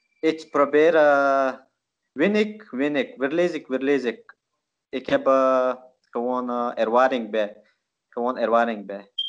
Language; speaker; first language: Dutch; non-native, learner; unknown